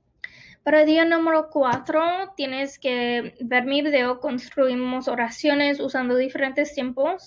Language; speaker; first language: Spanish; non-native, fluent; English